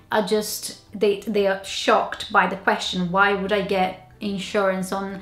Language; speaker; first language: English; non-native, fluent; Portuguese